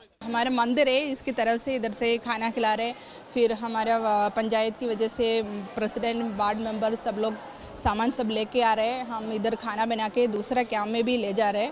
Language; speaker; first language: Hindi; non-native, local second language; Malayalam